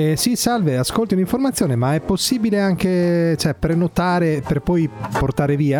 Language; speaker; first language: Italian; native; Italian